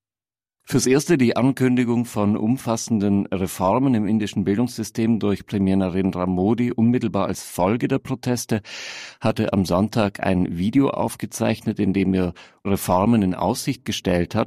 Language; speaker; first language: German; native; German